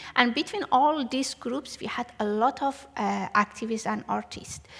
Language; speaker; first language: English; non-native, learner; Persian